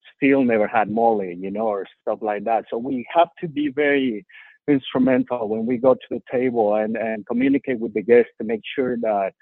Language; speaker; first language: English; non-native, fluent; Spanish